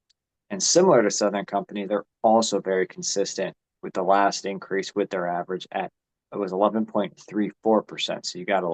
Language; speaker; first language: English; native; English